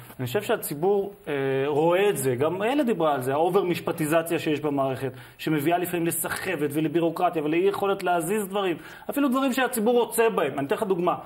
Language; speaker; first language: Hebrew; native; Hebrew